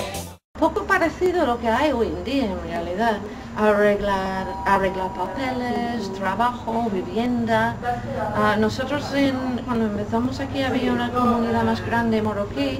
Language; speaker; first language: Spanish; non-native, fluent; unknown